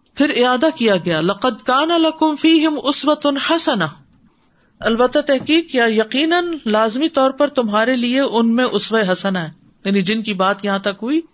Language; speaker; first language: Urdu; native; Urdu